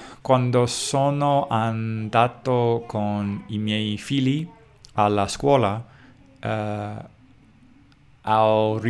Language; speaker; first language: Italian; non-native, learner; English